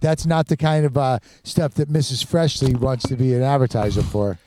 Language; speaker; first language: English; native; English